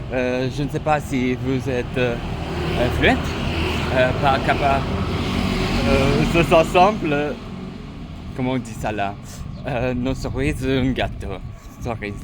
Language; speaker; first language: French; non-native, learner; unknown